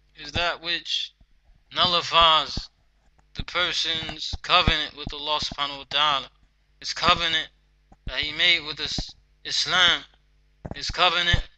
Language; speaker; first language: English; native; English